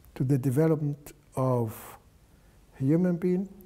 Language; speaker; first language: English; non-native, fluent; Arabic